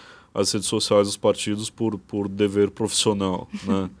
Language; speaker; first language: Portuguese; native; Portuguese